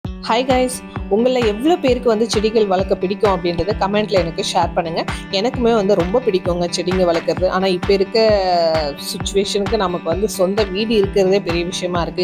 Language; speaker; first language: Tamil; native; Tamil